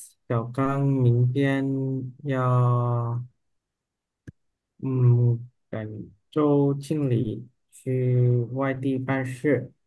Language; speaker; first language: Chinese; non-native, learner; Vietnamese